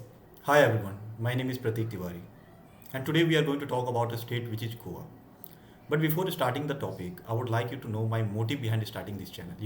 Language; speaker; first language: English; non-native, local second language; Hindi